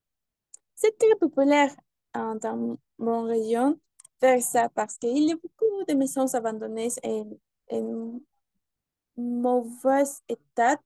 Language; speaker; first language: French; non-native, learner; Spanish